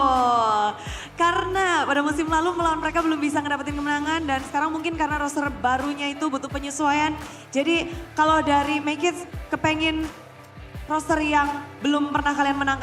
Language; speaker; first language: Indonesian; native; Indonesian